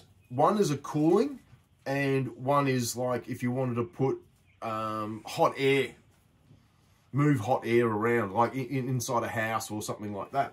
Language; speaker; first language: English; native; English